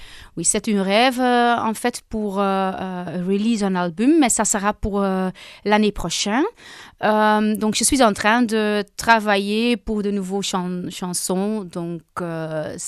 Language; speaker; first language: French; non-native, local second language; Dutch